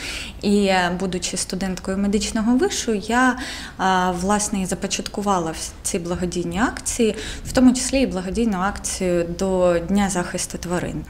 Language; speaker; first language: Ukrainian; non-native, local second language; Russian